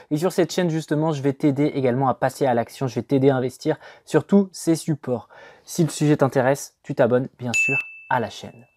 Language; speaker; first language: French; native; French